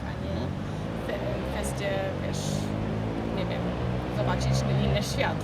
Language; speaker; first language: Polish; non-native, learner; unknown